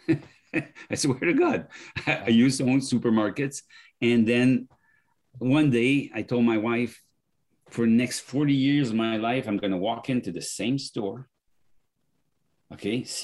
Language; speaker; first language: English; non-native, fluent; French